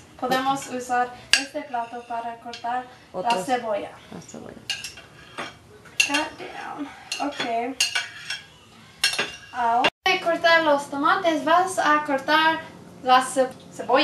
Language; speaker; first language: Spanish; non-native, learner; English